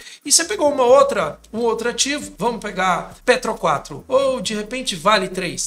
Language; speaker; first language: Portuguese; native; Portuguese